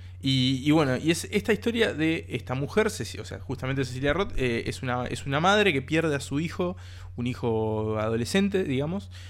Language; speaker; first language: Spanish; native; Spanish